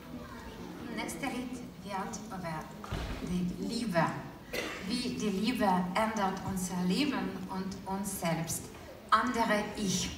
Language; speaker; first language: German; non-native, learner; Ukrainian